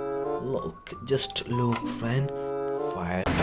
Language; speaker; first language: English; non-native, learner; Indonesian